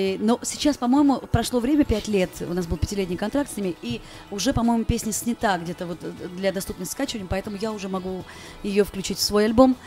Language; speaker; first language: Russian; non-native, local second language; Georgian